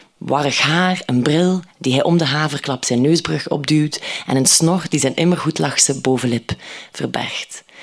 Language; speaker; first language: Dutch; native; Dutch